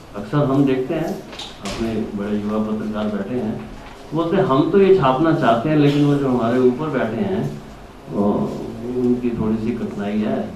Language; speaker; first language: Hindi; native; Hindi